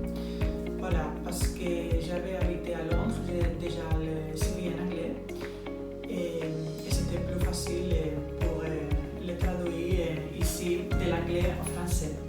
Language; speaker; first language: French; non-native, fluent; Spanish